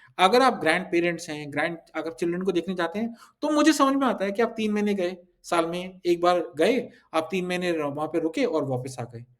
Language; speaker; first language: Hindi; early bilingual, heritage; Hindi